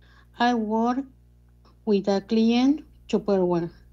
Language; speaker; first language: English; non-native, learner; Spanish